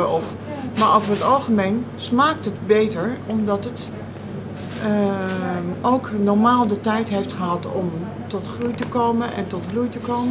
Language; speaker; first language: Dutch; native; Dutch